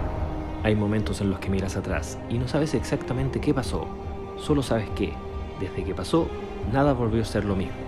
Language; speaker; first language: Spanish; native; Spanish